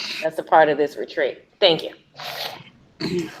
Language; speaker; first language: English; native; English